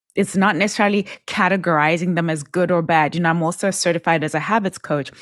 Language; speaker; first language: English; non-native, local second language; Shona